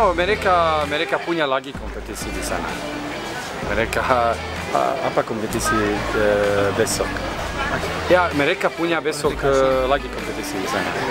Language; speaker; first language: Indonesian; non-native, learner; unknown